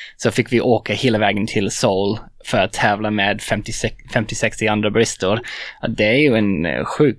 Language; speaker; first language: Swedish; non-native, fluent; English